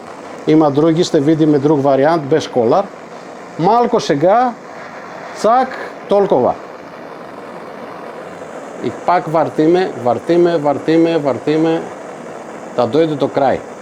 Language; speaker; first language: Bulgarian; non-native, fluent; Macedonian